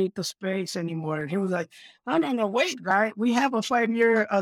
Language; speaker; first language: English; non-native, fluent; Spanish